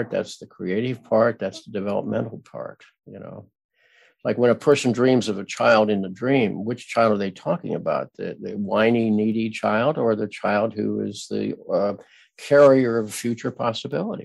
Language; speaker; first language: English; native; English